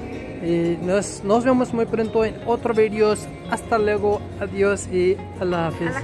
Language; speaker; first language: Spanish; non-native, learner; Urdu